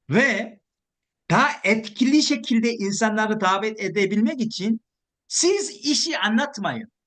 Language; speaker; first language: Turkish; non-native, fluent; Korean